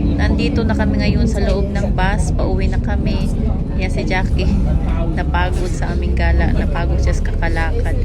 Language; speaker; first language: Filipino; non-native, local second language; Cebuano